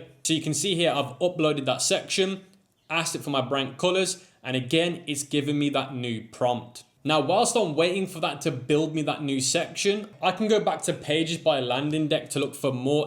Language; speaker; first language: English; native; English